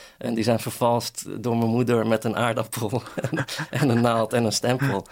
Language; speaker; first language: Dutch; early bilingual, other home language; Persian